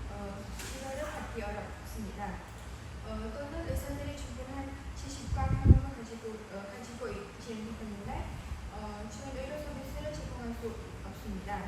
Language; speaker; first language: Korean; non-native, fluent; Khmer